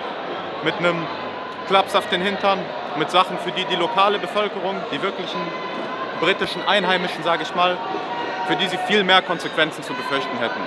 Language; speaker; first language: German; native; German